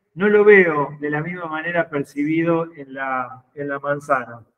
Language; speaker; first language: Spanish; native; Spanish